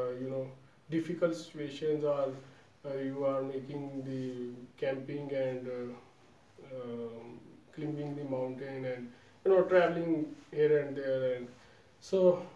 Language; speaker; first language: English; non-native, local second language; Urdu